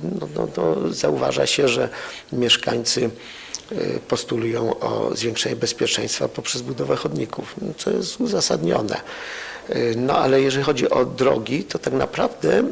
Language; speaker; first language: Polish; native; Polish